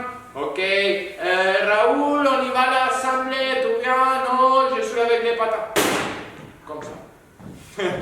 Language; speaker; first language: French; non-native, learner; Spanish